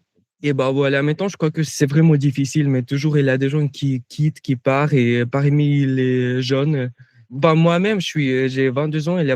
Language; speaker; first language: French; non-native, fluent; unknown